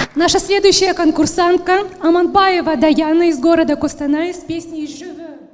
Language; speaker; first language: Russian; native; Russian